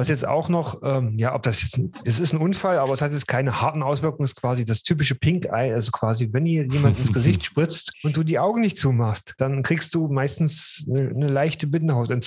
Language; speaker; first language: German; native; German